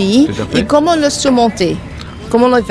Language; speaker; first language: French; non-native, fluent; English